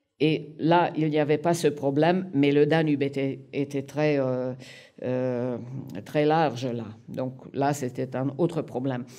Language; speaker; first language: French; non-native, fluent; Hungarian